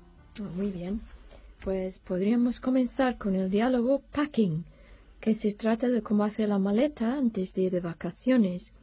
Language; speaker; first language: Spanish; non-native, fluent; English